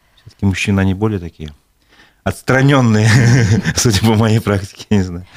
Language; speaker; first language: Russian; native; Russian